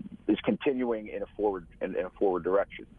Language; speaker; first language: English; native; English